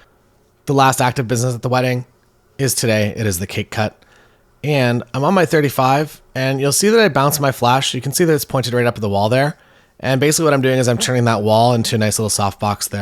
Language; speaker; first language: English; native; English